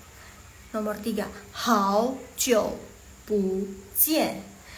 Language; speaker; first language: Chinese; non-native, fluent; Indonesian